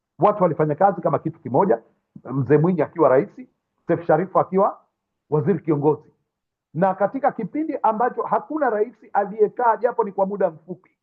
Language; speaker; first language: Swahili; native; Swahili